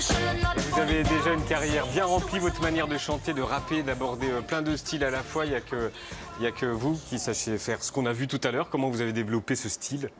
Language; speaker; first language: French; native; French